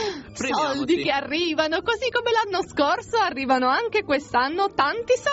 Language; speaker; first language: Italian; native; Italian